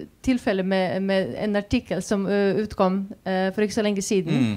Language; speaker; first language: Swedish; non-native, fluent; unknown